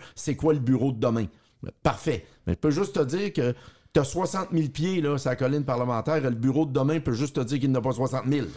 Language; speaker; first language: French; native; French